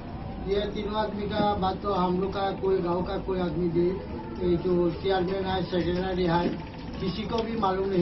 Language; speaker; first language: Hindi; non-native, local second language; Bangla